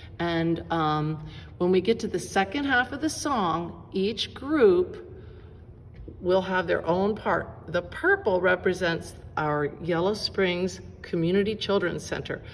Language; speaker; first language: English; native; English